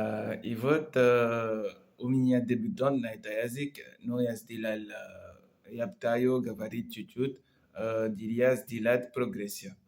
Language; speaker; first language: Russian; non-native, learner; Comorian